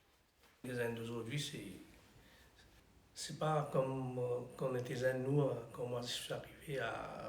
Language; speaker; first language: French; non-native, fluent; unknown